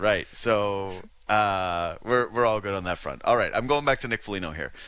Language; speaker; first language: English; native; English